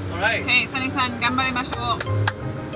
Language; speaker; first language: Japanese; non-native, learner; English